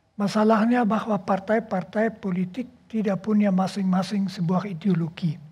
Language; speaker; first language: Indonesian; non-native, fluent; German